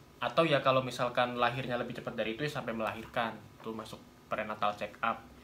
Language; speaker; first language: Indonesian; native; Indonesian